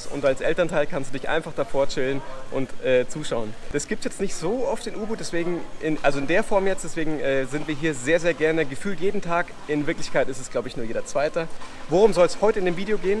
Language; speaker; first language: German; native; German